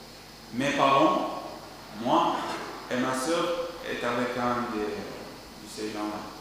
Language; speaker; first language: French; non-native, learner; Arabic